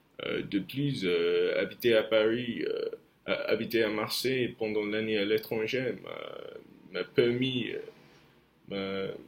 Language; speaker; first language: French; non-native, fluent; English